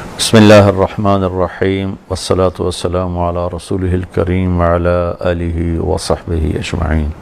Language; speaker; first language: Urdu; non-native, local second language; Punjabi